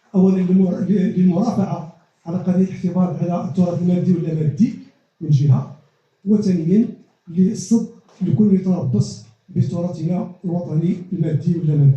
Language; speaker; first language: Arabic; native; Arabic